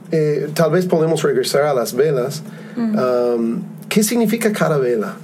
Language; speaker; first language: Spanish; non-native, fluent; English